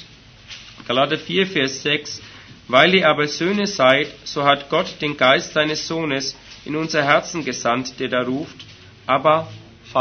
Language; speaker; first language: German; native; German